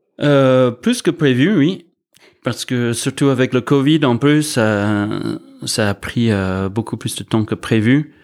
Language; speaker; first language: French; non-native, fluent; English